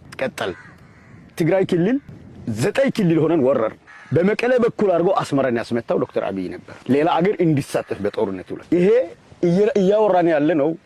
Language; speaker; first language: Amharic; non-native, local second language; Afar